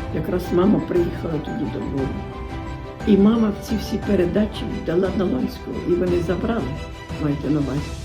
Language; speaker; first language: Ukrainian; native; Ukrainian